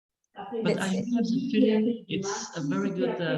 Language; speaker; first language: English; non-native, learner; French